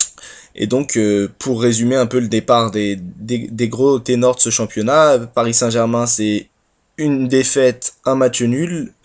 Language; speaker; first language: French; native; French